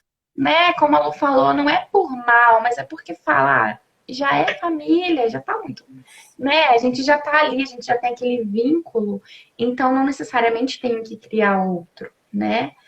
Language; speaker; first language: Portuguese; native; Portuguese